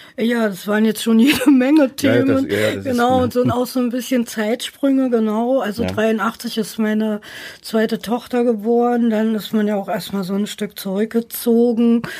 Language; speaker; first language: German; native; German